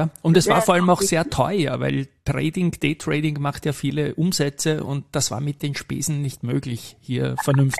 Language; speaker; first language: German; native; German